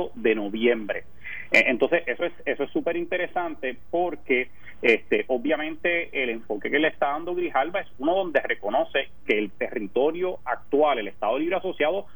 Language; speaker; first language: Spanish; native; Spanish